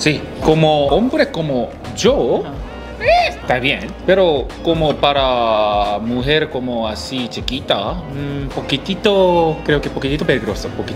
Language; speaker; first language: Spanish; non-native, learner; Korean